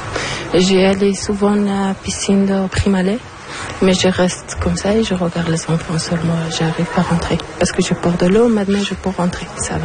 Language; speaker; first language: French; non-native, learner; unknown